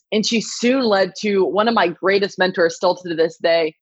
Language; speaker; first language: English; native; English